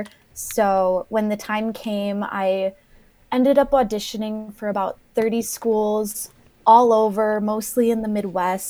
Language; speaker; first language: English; native; English